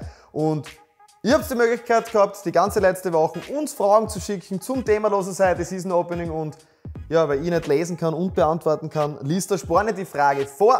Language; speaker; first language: German; native; German